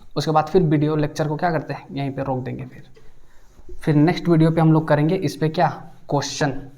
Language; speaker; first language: Hindi; native; Hindi